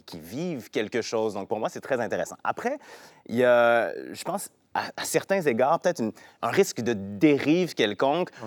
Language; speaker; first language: French; native; French